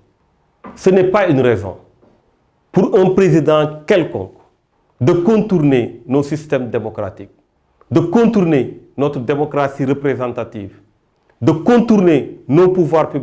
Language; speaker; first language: French; non-native, local second language; Wolof